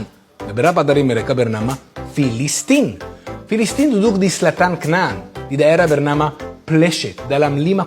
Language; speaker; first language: Indonesian; non-native, fluent; Hebrew